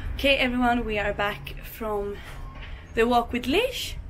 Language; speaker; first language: English; non-native, fluent; Swedish